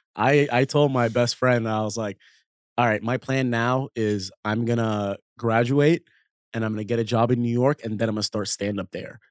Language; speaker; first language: English; early bilingual, other home language; Arabic